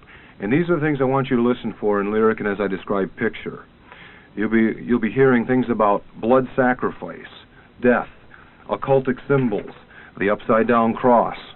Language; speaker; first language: English; native; English